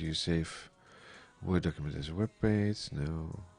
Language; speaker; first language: English; non-native, fluent; Dutch